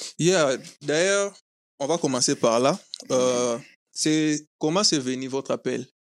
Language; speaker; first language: French; non-native, local second language; Lingala